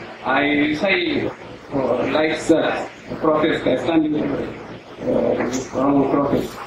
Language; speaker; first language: English; non-native, learner; Oromo